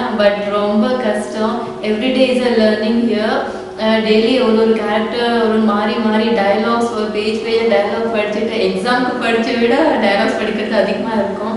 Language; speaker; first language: Tamil; non-native, local second language; Telugu